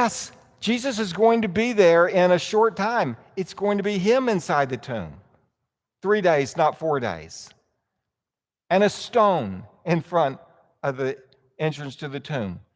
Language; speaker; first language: English; native; English